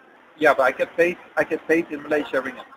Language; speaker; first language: English; non-native, learner; Dutch